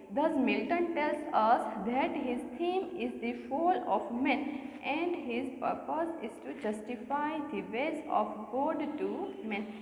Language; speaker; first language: English; non-native, local second language; Gujarati